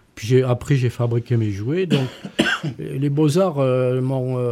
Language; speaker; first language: French; native; French